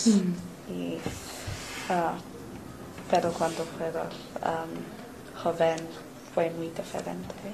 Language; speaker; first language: Spanish; non-native, learner; English